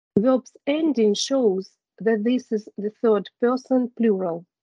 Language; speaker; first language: English; non-native, fluent; Ukrainian